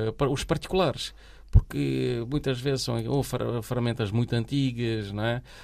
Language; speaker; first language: Portuguese; non-native, fluent; Romanian